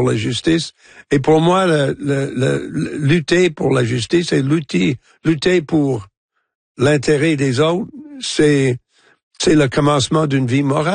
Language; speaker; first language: French; non-native, local second language; English